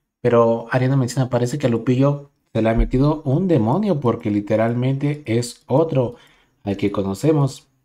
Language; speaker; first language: Spanish; native; Spanish